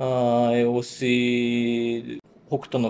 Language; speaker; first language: French; non-native, learner; Japanese